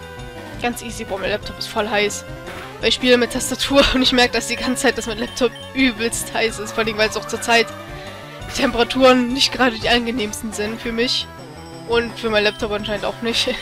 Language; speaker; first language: German; native; German